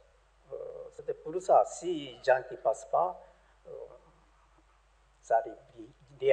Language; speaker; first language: French; non-native, learner; Japanese